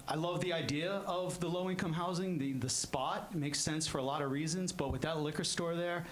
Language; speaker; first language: English; native; English